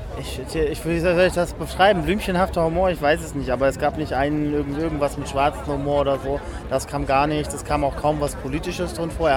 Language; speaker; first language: German; native; German